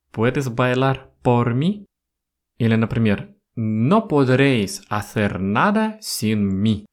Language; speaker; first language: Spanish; non-native, fluent; Russian